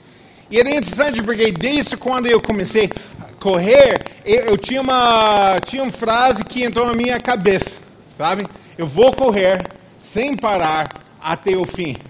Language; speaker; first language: Portuguese; non-native, fluent; English